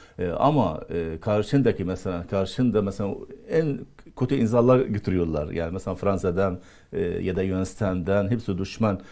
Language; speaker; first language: Turkish; non-native, fluent; Arabic